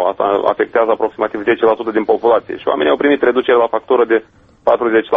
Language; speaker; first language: Romanian; native; Romanian